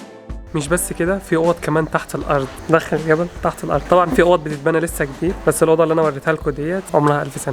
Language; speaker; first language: Arabic; native; Arabic